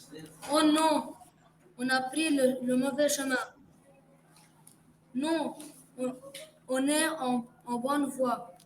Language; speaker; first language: French; non-native, local second language; Arabic